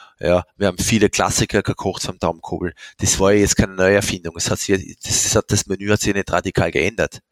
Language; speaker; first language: German; non-native, fluent; French